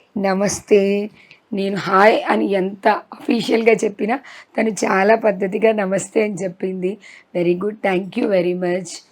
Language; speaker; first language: Telugu; native; Telugu